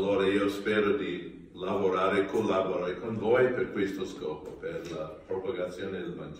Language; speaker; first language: Italian; non-native, learner; English